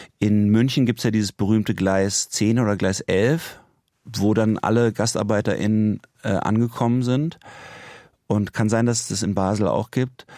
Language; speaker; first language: German; native; German